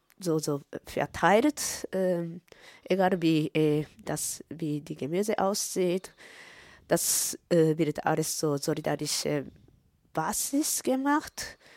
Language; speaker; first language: German; non-native, fluent; Japanese